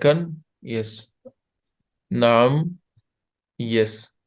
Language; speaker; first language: English; non-native, fluent; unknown